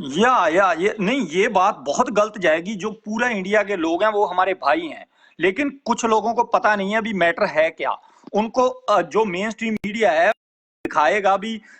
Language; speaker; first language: Hindi; non-native, local second language; Punjabi